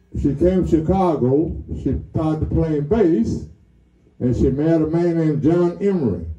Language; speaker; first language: English; native; English